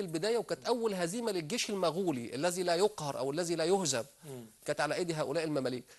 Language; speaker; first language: Arabic; native; Arabic